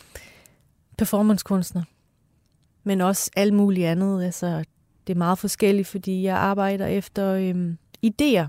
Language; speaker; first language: Danish; early bilingual, other home language; Persian